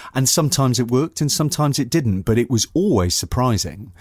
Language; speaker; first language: English; native; English